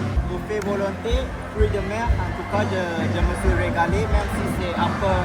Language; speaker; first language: French; non-native, fluent; Thai